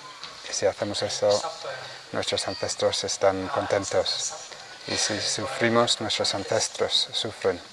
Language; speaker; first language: Spanish; non-native, fluent; Vietnamese